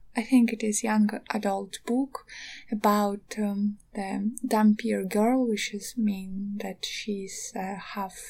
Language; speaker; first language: English; non-native, learner; Ukrainian